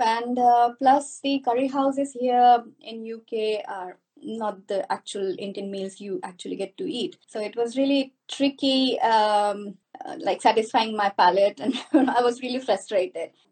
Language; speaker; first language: English; non-native, local second language; Marathi